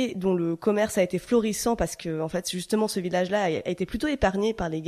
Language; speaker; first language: French; native; French